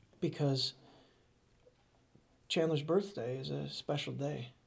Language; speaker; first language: English; native; English